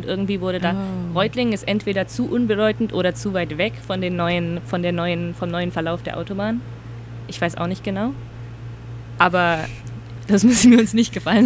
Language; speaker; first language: German; native; German